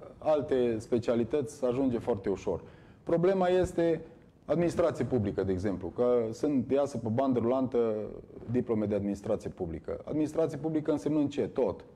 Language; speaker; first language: Romanian; native; Romanian